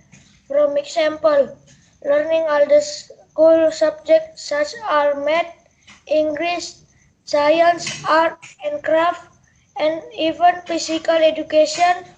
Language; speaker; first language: English; non-native, learner; Indonesian